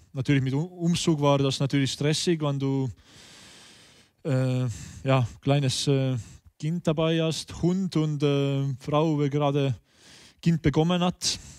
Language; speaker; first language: German; non-native, learner; Estonian